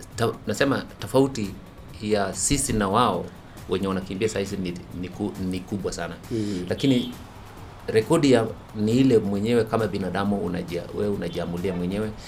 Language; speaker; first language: Swahili; non-native, local second language; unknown